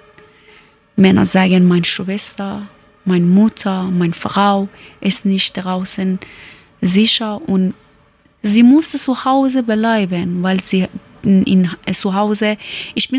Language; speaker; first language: German; non-native, learner; Persian